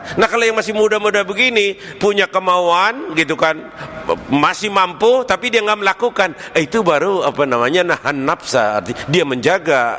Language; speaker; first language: Indonesian; native; Indonesian